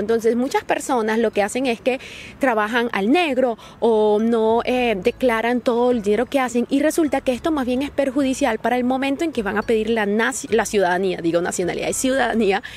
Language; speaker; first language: Spanish; native; Spanish